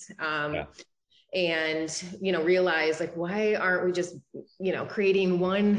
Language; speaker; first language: English; native; English